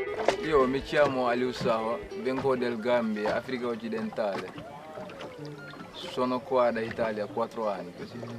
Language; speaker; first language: Italian; non-native, learner; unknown